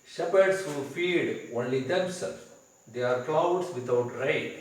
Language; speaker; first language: English; non-native, local second language; Tamil